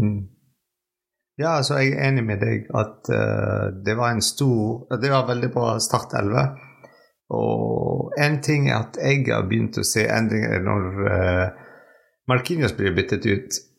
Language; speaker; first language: Norwegian; non-native, fluent; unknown